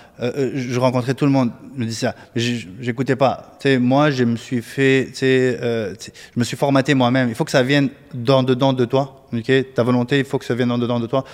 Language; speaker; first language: French; non-native, local second language; Arabic